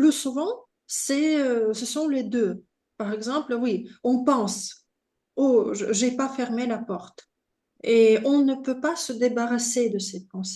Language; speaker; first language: French; non-native, fluent; Russian